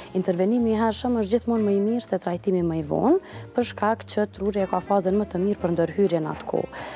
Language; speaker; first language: Albanian; native; Albanian